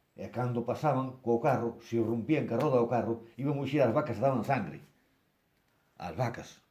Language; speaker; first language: Galician; native; Galician